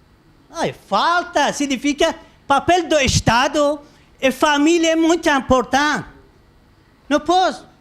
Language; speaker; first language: Portuguese; non-native, learner; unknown